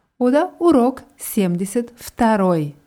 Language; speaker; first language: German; non-native, fluent; Russian